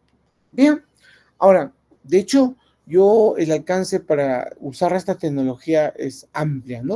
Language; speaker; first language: Spanish; native; Spanish